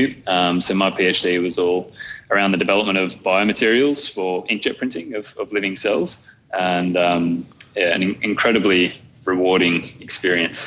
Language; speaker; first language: English; native; English